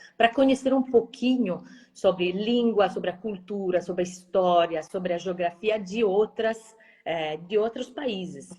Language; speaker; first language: Portuguese; non-native, fluent; Italian